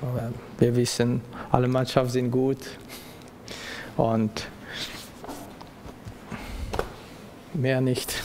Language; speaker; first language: German; non-native, local second language; French